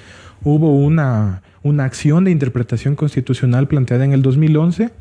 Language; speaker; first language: Spanish; native; Spanish